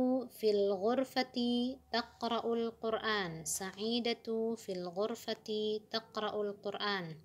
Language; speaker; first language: Arabic; non-native, fluent; Indonesian